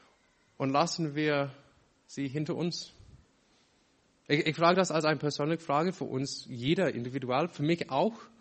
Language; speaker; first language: German; non-native, fluent; English